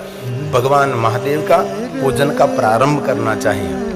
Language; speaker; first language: Hindi; non-native, local second language; Gujarati